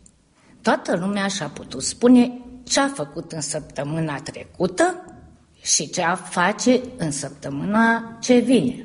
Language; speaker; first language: Romanian; early bilingual, heritage; Romanian